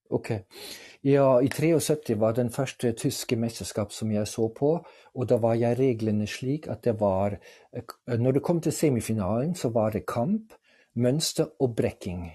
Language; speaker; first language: Norwegian; non-native, fluent; German